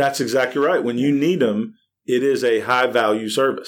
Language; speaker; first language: English; native; English